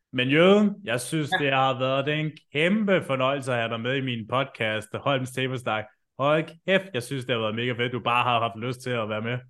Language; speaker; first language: Danish; native; Danish